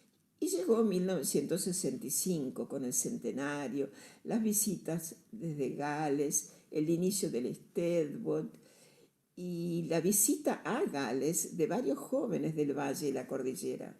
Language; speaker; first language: Spanish; native; Spanish